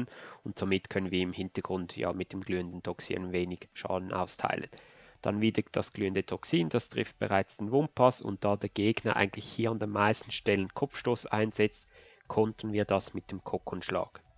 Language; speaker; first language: German; native; German